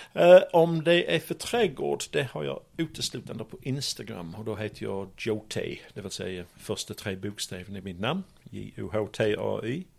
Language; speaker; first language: Swedish; non-native, fluent; English